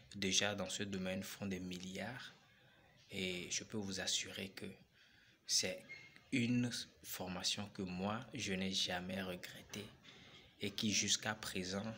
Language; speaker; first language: French; non-native, local second language; Ewe